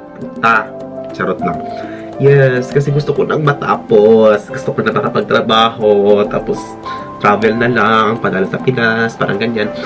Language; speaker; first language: Filipino; non-native, local second language; Cebuano